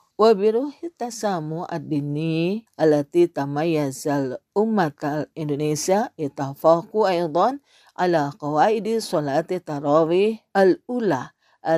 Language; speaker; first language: Arabic; non-native, fluent; Indonesian